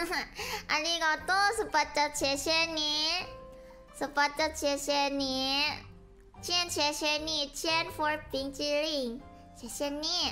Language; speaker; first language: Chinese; non-native, learner; Indonesian